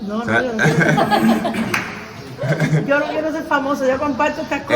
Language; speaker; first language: Spanish; native; Spanish